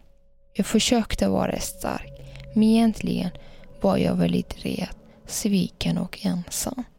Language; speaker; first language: Swedish; non-native, learner; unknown